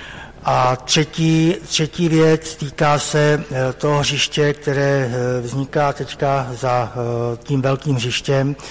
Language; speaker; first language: Czech; native; Czech